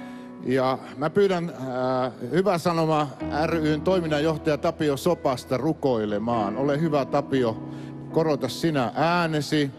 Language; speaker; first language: Finnish; native; Finnish